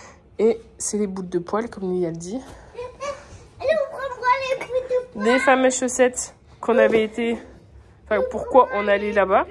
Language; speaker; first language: French; native; French